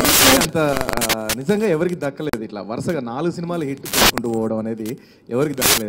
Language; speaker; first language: Telugu; native; Telugu